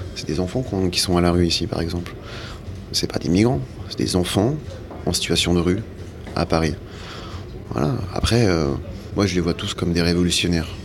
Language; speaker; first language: French; native; French